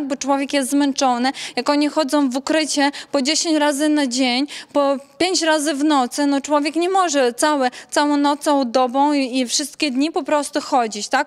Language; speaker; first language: Polish; non-native, learner; Ukrainian